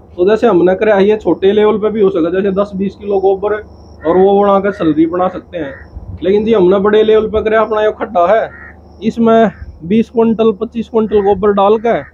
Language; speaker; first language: Hindi; native; Hindi